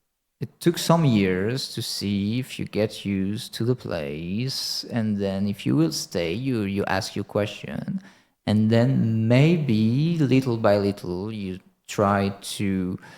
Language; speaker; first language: English; non-native, fluent; French